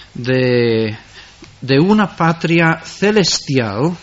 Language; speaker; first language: Spanish; non-native, fluent; English